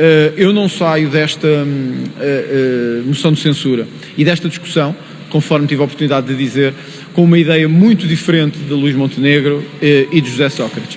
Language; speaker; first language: Portuguese; native; Portuguese